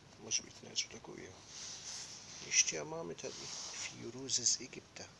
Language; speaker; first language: Czech; non-native, learner; Arabic